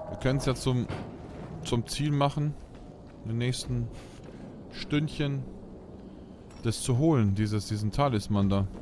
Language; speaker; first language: German; native; German